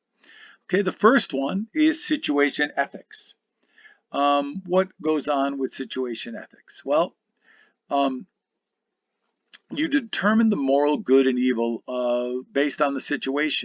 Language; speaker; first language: English; native; English